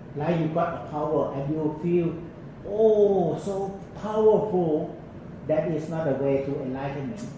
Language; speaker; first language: English; non-native, learner; Thai